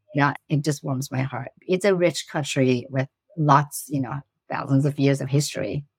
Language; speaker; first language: English; early bilingual, other home language; Persian